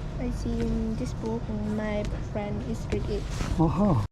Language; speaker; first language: English; non-native, learner; Vietnamese